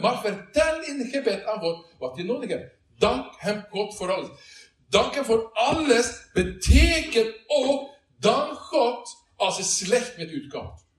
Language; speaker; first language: Dutch; non-native, learner; Norwegian